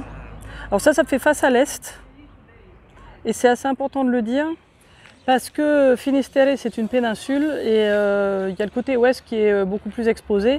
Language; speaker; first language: French; native; French